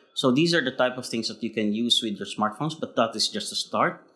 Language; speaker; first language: English; non-native, local second language; Filipino